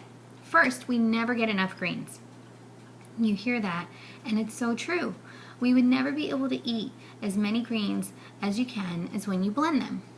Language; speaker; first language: English; native; English